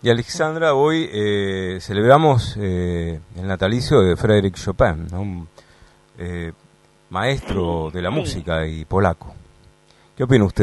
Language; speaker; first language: Spanish; native; Spanish